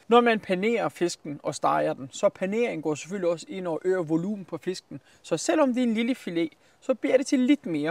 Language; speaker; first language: Danish; early bilingual, other home language; Turkish